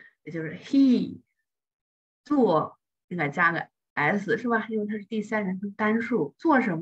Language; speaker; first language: Chinese; native; Chinese